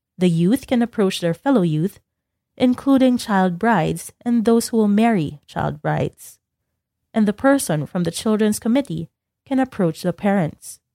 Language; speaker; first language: English; non-native, fluent; Indonesian